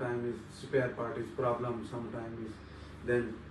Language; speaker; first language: English; non-native, learner; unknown